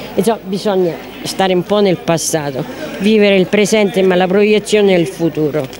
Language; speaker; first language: Italian; native; Italian